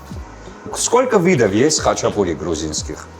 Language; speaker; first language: Russian; non-native, fluent; Armenian